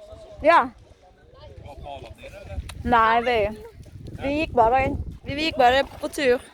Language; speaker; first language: Norwegian; non-native, learner; Cebuano